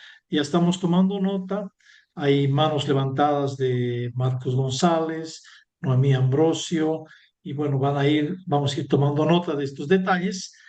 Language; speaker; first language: Spanish; native; Spanish